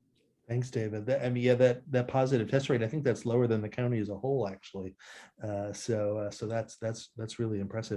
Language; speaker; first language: English; native; English